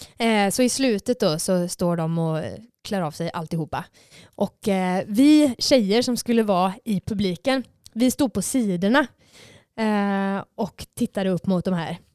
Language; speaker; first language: Swedish; native; Swedish